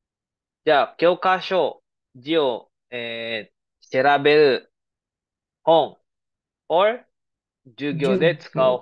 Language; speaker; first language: Japanese; non-native, fluent; Filipino